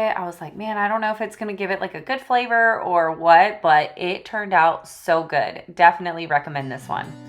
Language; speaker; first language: English; native; English